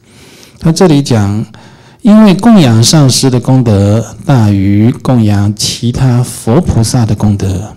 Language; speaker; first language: Chinese; native; Chinese